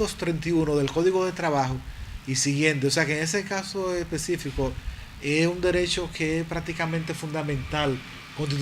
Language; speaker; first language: Spanish; native; Spanish